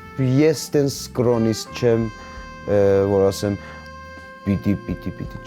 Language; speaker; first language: Armenian; non-native, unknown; Persian